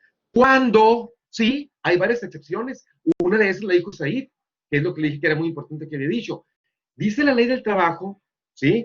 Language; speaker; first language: Spanish; native; Spanish